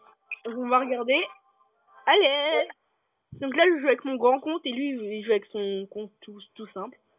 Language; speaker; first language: French; native; French